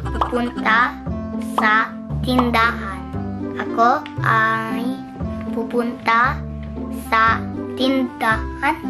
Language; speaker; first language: Filipino; early bilingual, heritage; Filipino